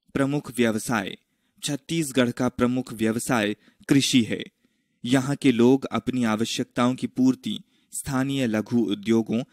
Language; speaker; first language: Hindi; native; Hindi